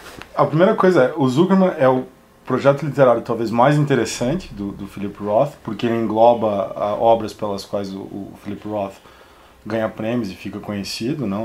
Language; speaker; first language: Portuguese; native; Portuguese